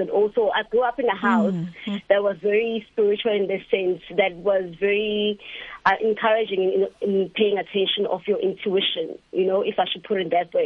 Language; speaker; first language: English; non-native, local second language; Zulu